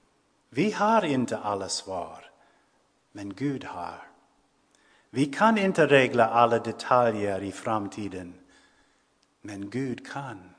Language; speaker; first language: Swedish; non-native, fluent; English